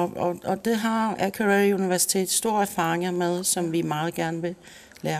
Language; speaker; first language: Danish; non-native, local second language; Kalaallisut